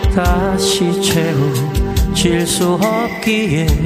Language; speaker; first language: Korean; native; Korean